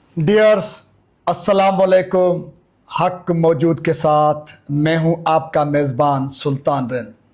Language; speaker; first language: Urdu; non-native, local second language; Sindhi